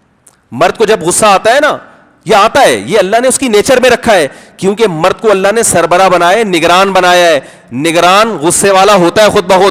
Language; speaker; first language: Urdu; native; Urdu